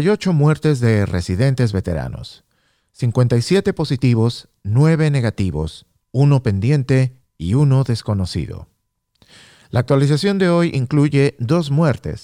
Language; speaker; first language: Spanish; native; Spanish